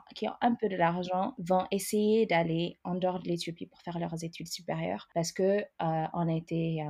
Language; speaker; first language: French; non-native, fluent; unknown